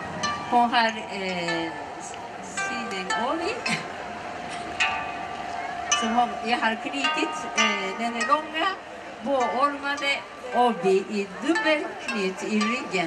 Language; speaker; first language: Swedish; non-native, learner; Japanese